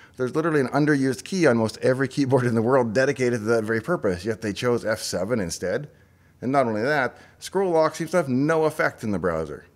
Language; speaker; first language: English; native; English